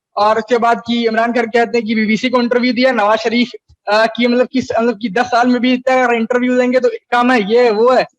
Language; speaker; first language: Urdu; native; Urdu